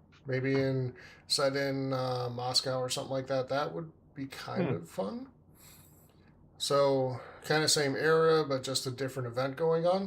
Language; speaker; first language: English; native; English